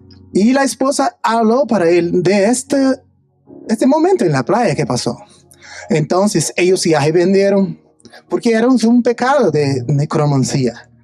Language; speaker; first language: Spanish; non-native, fluent; Portuguese